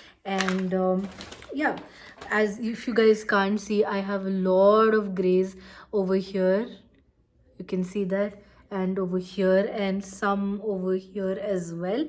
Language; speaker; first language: English; non-native, local second language; Hindi